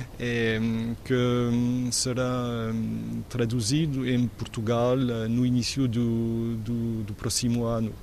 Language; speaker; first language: Portuguese; non-native, fluent; French